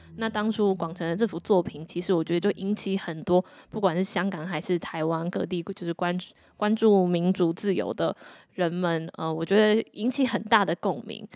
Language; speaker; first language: Chinese; native; Chinese